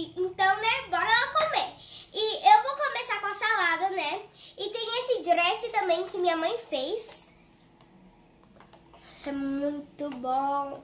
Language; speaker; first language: Portuguese; early bilingual, heritage; Portuguese